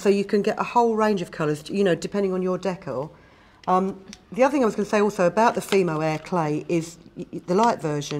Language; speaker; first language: English; native; English